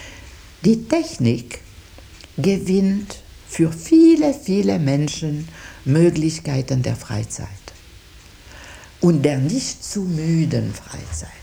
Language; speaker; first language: German; non-native, local second language; French